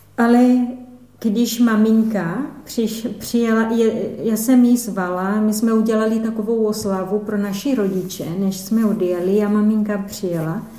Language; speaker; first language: Czech; non-native, fluent; Portuguese